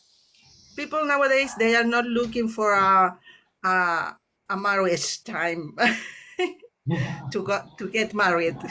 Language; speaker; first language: English; non-native, learner; Spanish